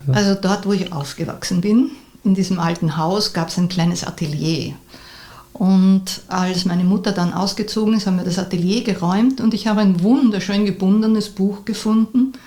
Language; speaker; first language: German; native; German